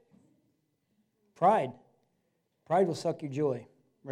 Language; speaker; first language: English; native; English